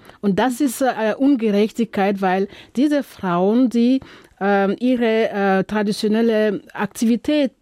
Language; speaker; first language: German; non-native, fluent; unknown